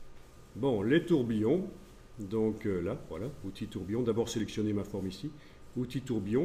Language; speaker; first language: French; native; French